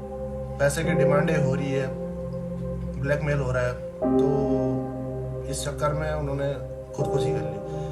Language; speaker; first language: Hindi; native; Hindi